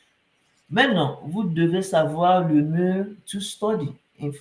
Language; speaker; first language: French; non-native, fluent; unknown